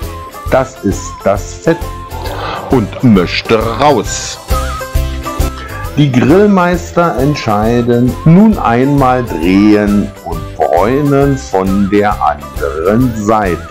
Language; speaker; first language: German; native; German